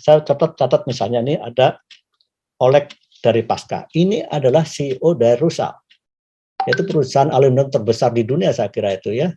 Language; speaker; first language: Indonesian; native; Indonesian